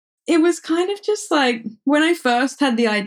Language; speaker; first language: English; native; English